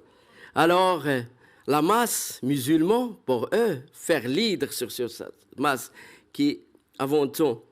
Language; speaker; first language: French; non-native, fluent; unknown